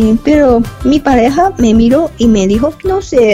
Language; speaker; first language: Spanish; non-native, fluent; Japanese